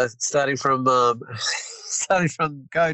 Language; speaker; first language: English; native; English